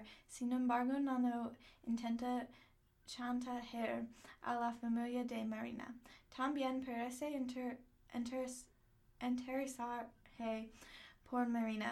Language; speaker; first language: Spanish; non-native, learner; English